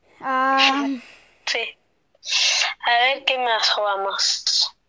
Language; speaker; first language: Spanish; early bilingual, heritage; Spanish